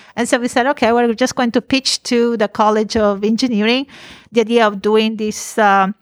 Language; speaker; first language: English; non-native, fluent; Italian